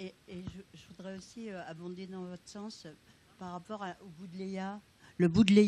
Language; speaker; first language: French; native; French